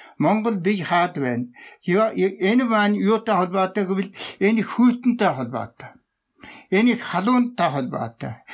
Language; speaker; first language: Mongolian; non-native, local second language; Tuvinian